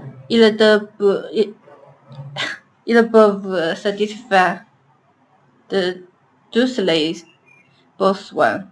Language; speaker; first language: French; non-native, learner; Chinese